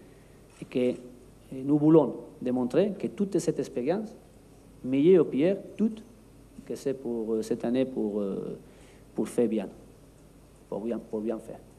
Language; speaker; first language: French; non-native, learner; Spanish